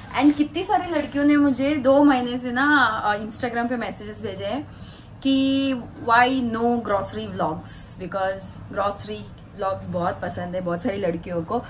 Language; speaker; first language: Hindi; non-native, local second language; Marathi